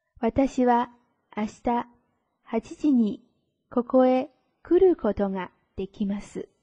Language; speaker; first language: Japanese; non-native, fluent; Chinese